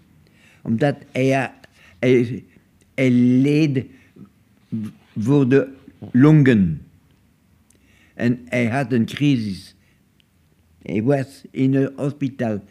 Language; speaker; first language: Dutch; non-native, local second language; French